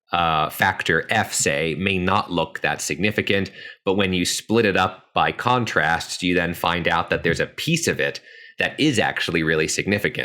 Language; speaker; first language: English; native; English